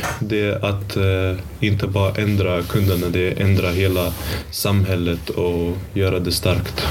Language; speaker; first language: Swedish; early bilingual, other home language; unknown